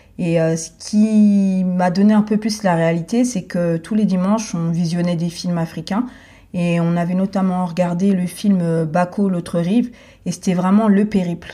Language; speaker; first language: French; native; French